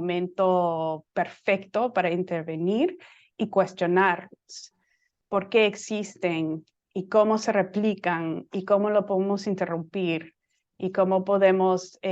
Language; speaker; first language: Spanish; non-native, fluent; English